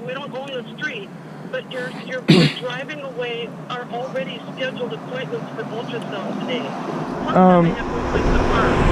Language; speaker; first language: English; native; English